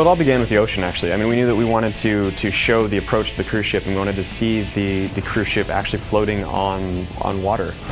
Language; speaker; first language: English; native; English